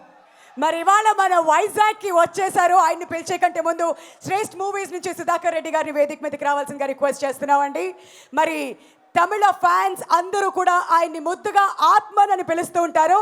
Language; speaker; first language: Telugu; native; Telugu